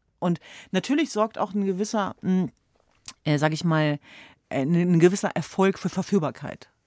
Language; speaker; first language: German; early bilingual, other home language; Kurdish